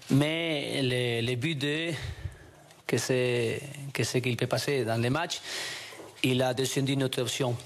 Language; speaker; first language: French; non-native, learner; Spanish